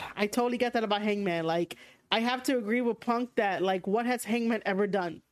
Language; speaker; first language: English; native; English